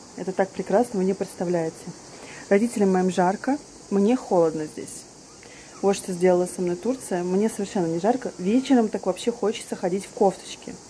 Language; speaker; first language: Russian; native; Russian